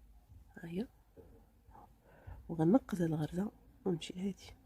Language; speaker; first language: Arabic; native; Arabic